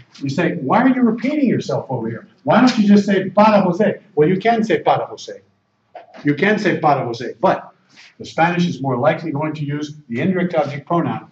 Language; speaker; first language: English; native; English